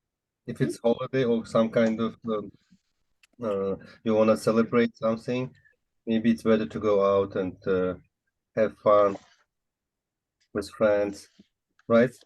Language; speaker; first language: English; non-native, fluent; Uzbek